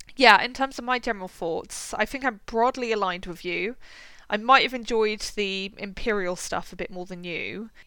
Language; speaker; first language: English; native; English